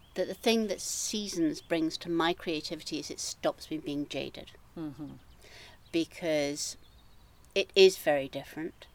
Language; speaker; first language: English; native; English